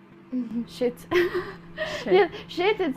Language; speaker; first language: English; non-native, fluent; Russian